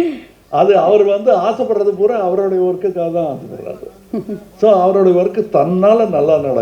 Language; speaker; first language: Tamil; native; Tamil